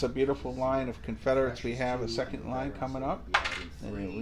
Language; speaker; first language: English; native; English